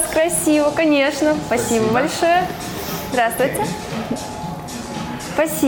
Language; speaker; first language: Russian; native; Russian